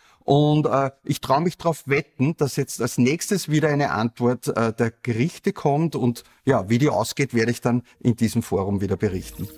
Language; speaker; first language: German; native; German